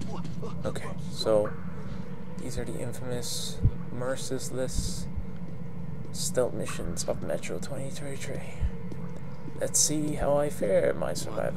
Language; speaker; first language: English; native; English